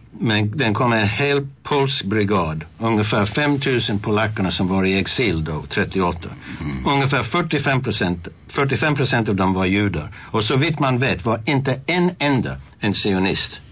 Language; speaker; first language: Swedish; non-native, fluent; English